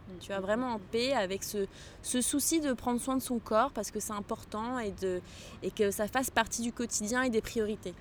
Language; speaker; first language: French; non-native, local second language; Arabic